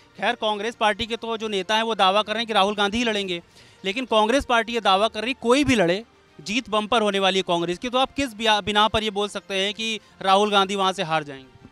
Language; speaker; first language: Hindi; native; Hindi